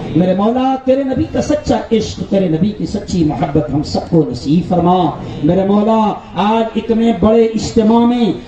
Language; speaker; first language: Urdu; native; Urdu